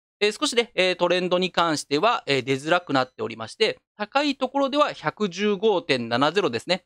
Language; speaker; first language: Japanese; native; Japanese